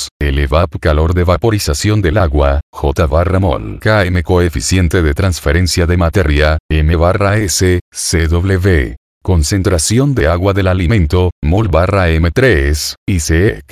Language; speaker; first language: Spanish; native; Spanish